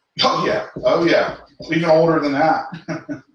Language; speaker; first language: English; native; English